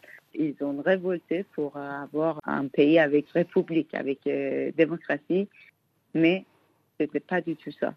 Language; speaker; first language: French; non-native, learner; Persian